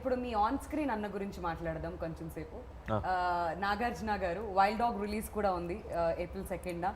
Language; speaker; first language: Telugu; native; Telugu